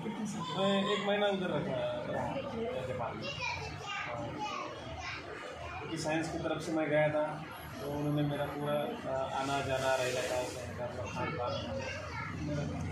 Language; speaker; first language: Hindi; non-native, local second language; Marathi